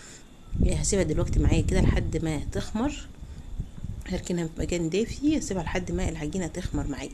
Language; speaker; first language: Arabic; native; Arabic